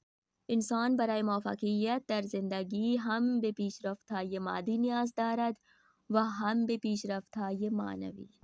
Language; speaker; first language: Persian; non-native, fluent; Urdu